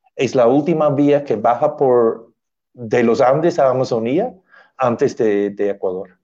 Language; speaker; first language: Spanish; non-native, fluent; English